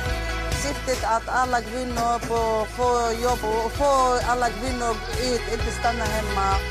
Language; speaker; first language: Swedish; non-native, learner; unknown